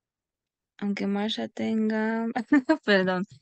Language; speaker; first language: Spanish; non-native, fluent; Russian